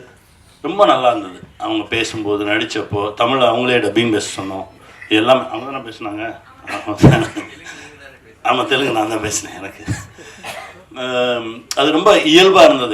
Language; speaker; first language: Tamil; native; Tamil